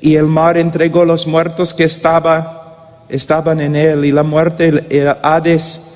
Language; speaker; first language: Spanish; non-native, fluent; English